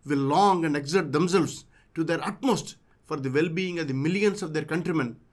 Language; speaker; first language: English; non-native, local second language; Telugu